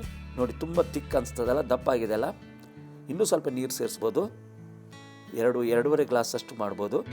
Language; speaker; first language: Kannada; native; Kannada